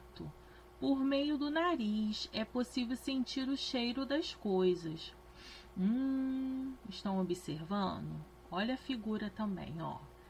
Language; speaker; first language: Portuguese; native; Portuguese